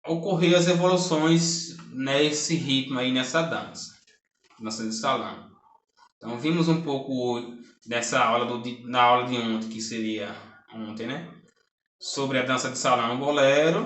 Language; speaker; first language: Portuguese; native; Portuguese